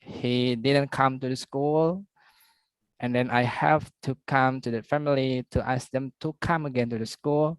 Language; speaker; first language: English; non-native, learner; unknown